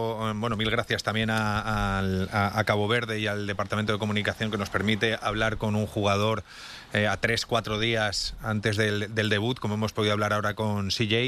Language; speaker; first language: Spanish; native; Spanish